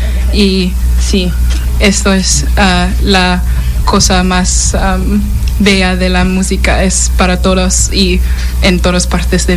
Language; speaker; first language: Spanish; non-native, learner; English